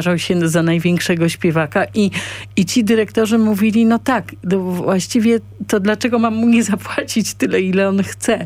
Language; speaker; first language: Polish; native; Polish